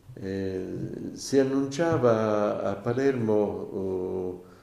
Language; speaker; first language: Italian; native; Italian